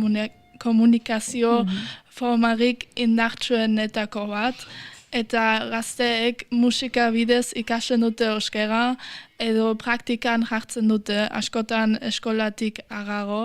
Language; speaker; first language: Basque; early bilingual, heritage; Basque